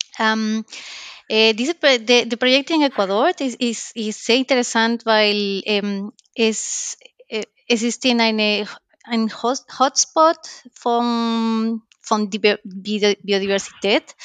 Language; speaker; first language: German; non-native, learner; Spanish